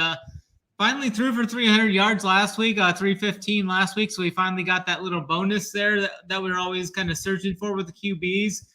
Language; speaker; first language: English; native; English